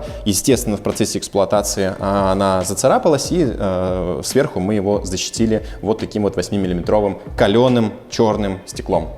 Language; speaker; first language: Russian; native; Russian